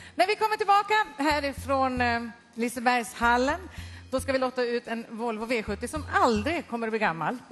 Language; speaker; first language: Swedish; native; Swedish